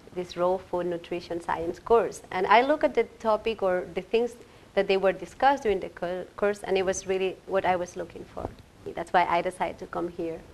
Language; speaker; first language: English; non-native, fluent; Spanish